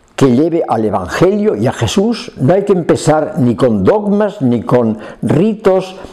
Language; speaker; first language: Spanish; native; Spanish